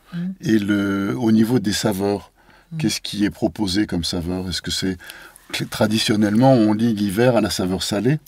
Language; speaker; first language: French; native; French